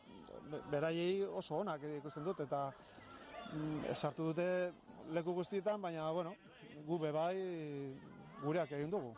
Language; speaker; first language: Basque; non-native, local second language; Spanish